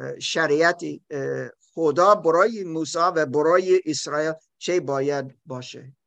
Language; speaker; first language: Persian; non-native, learner; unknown